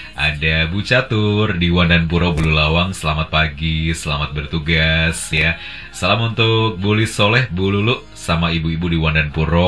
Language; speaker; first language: Indonesian; native; Indonesian